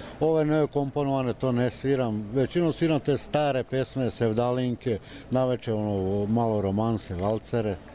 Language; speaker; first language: Serbian; native; Serbian